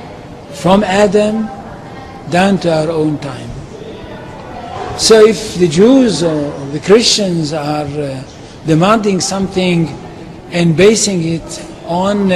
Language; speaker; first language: English; non-native, fluent; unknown